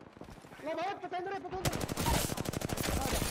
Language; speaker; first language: Indonesian; native; Indonesian